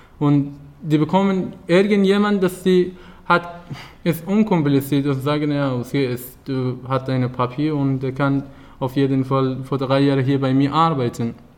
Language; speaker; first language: German; non-native, learner; Persian